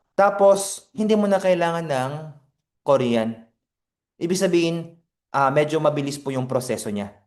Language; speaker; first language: Filipino; non-native, fluent; Korean